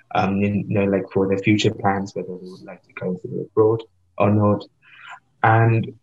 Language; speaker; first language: English; non-native, fluent; Vietnamese